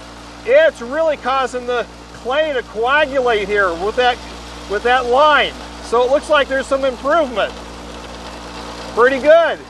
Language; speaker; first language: English; native; English